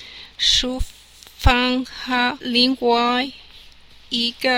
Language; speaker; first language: Chinese; non-native, learner; English